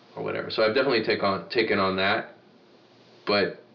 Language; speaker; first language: English; native; English